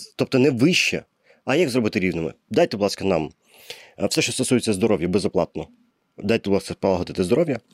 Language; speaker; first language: Ukrainian; non-native, local second language; Russian